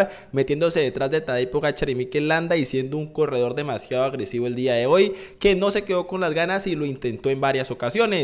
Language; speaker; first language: Spanish; native; Spanish